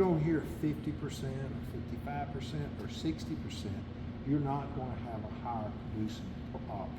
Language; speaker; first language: English; native; English